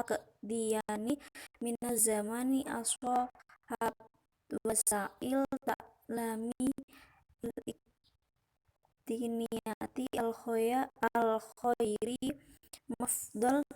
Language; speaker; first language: Arabic; non-native, learner; Indonesian